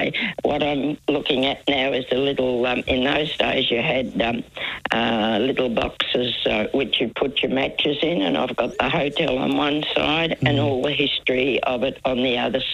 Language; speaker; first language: English; native; English